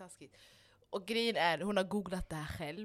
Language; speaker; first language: Swedish; non-native, local second language; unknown